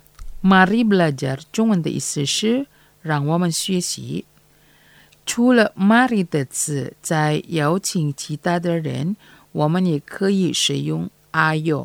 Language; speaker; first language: Chinese; non-native, fluent; Indonesian